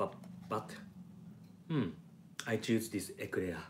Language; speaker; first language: English; non-native, learner; Japanese